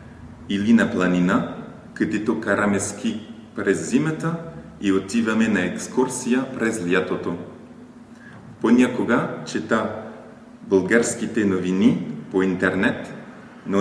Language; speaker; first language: Bulgarian; non-native, learner; French